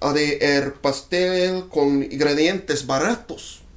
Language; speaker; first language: Swedish; non-native, fluent; Spanish